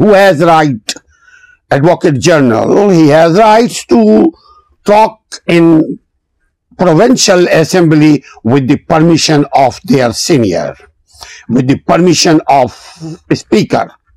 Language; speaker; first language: English; non-native, local second language; Urdu